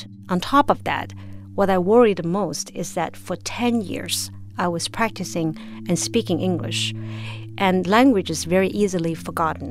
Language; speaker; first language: English; non-native, fluent; Chinese